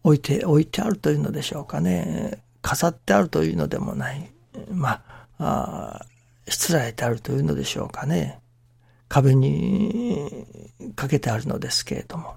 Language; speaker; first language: Japanese; native; Japanese